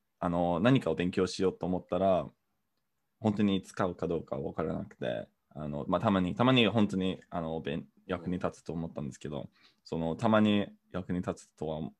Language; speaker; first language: Japanese; non-native, fluent; English